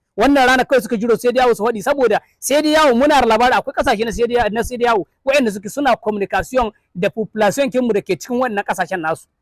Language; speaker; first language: Hausa; native; Hausa